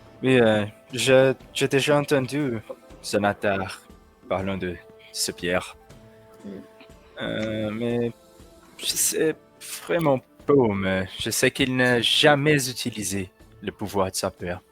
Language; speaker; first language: French; non-native, learner; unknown